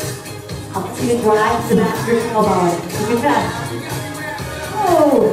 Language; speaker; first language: English; native; English